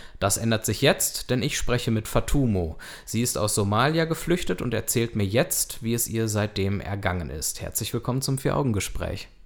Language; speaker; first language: German; native; German